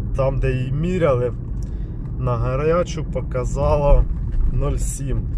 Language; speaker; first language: Ukrainian; non-native, local second language; Russian